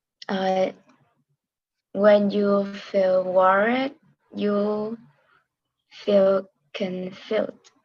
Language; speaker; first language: English; non-native, learner; Korean